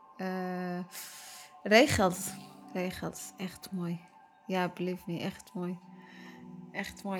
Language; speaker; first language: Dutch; non-native, learner; Arabic